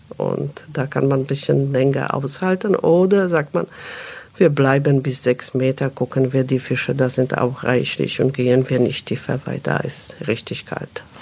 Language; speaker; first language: German; non-native, fluent; Polish